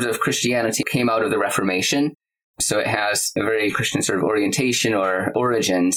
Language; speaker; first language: English; native; English